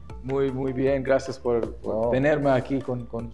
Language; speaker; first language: Spanish; non-native, fluent; Hebrew